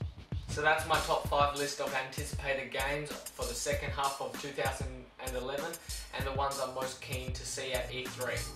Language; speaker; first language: English; native; English